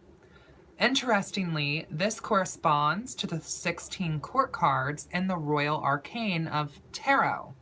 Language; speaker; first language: English; native; English